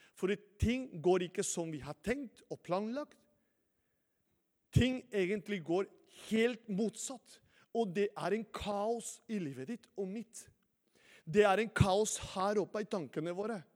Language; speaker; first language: Norwegian; non-native, fluent; Spanish